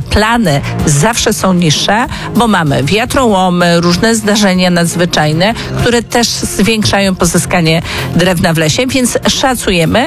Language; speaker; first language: Polish; native; Polish